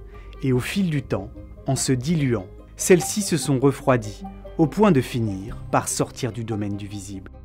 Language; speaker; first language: French; native; French